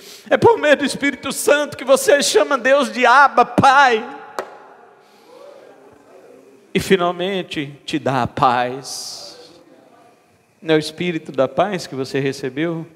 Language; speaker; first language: Portuguese; native; Portuguese